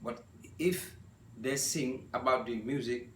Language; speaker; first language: English; non-native, learner; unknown